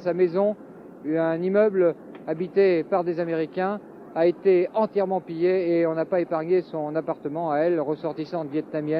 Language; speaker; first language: French; native; French